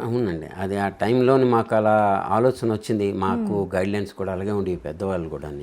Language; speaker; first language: Telugu; native; Telugu